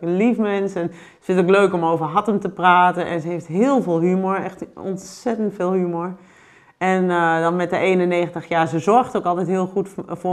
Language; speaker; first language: Dutch; native; Dutch